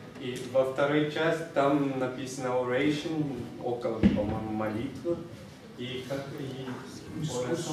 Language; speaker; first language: Russian; non-native, fluent; Portuguese